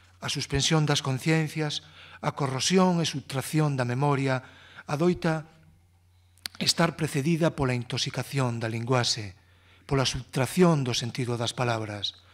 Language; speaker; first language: Galician; native; Galician